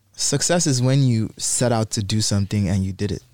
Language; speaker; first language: English; non-native, local second language; Igbo